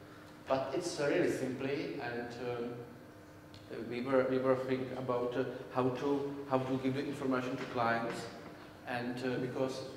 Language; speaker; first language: English; non-native, learner; Czech